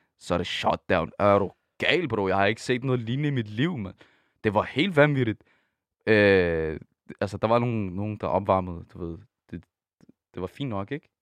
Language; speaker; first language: Danish; early bilingual, other home language; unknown